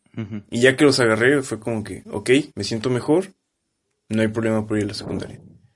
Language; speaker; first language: Spanish; native; Spanish